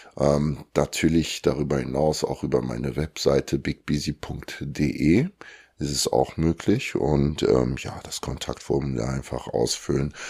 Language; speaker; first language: German; early bilingual, other home language; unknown